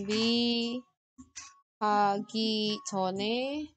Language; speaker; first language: Korean; non-native, fluent; Indonesian